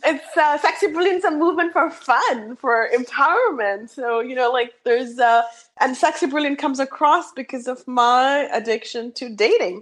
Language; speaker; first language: English; non-native, local second language; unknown